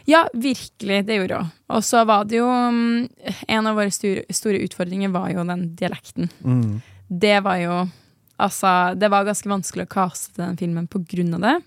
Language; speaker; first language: Norwegian; native; Norwegian